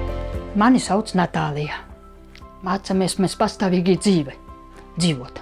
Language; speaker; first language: Latvian; non-native, local second language; Russian